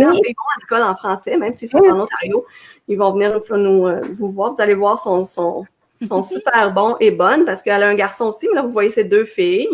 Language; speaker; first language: French; native; French